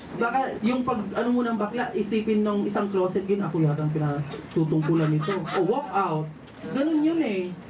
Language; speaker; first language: Filipino; non-native, local second language; Waray